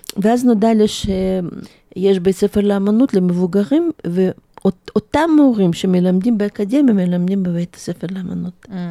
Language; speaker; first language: Hebrew; non-native, fluent; Russian